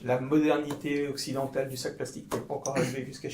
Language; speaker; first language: French; native; French